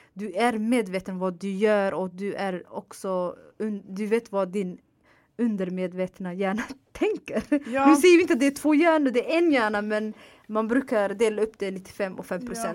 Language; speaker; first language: Swedish; non-native, fluent; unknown